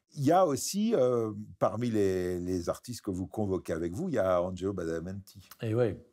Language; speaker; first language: French; native; French